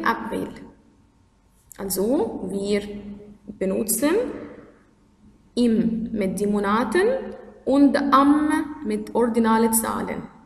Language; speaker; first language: German; non-native, fluent; Arabic